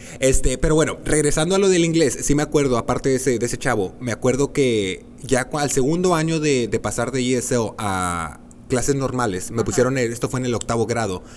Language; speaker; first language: Spanish; native; Spanish